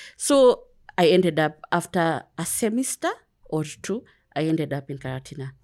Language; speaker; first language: English; non-native, local second language; Kikuyu